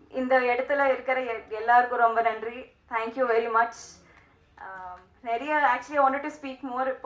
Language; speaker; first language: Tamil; non-native, learner; Telugu